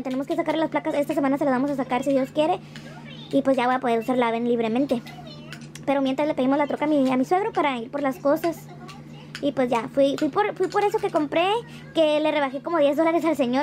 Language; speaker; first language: Spanish; native; Spanish